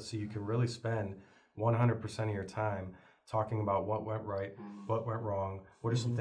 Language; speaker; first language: English; native; English